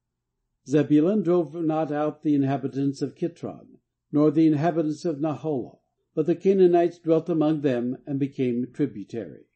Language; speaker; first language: English; native; English